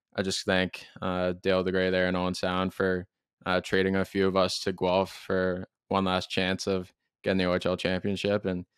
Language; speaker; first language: English; native; English